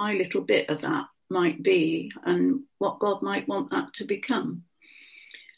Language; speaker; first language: English; native; English